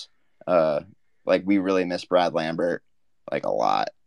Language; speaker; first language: English; native; English